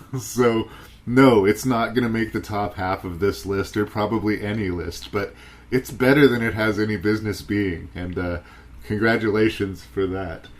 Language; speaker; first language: English; native; English